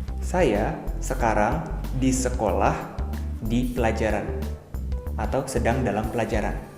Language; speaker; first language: Indonesian; native; Indonesian